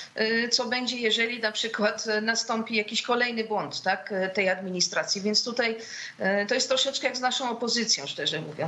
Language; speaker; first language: Polish; native; Polish